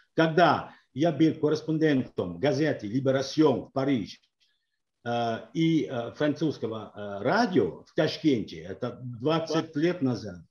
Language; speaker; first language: Russian; non-native, learner; French